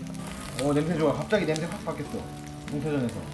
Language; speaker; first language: Korean; native; Korean